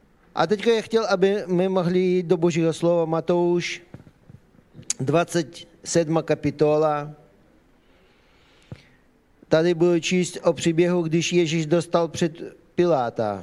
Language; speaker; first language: Czech; non-native, fluent; Ukrainian